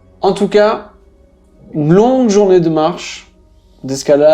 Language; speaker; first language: French; native; French